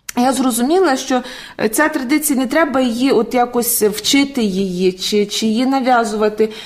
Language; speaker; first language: Ukrainian; native; Ukrainian